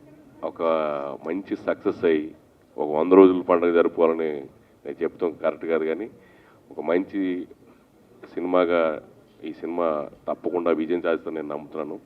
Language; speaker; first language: Telugu; native; Telugu